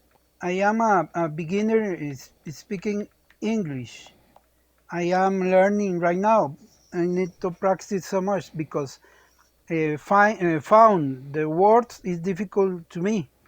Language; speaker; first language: English; non-native, learner; Spanish